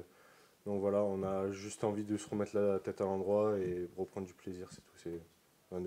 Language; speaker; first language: French; native; French